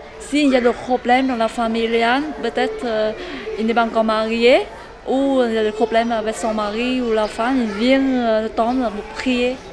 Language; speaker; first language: French; non-native, learner; Vietnamese